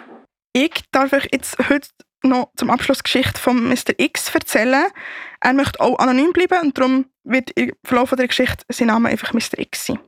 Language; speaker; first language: German; native; German